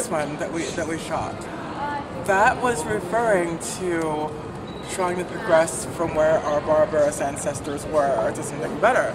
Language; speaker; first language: English; native; English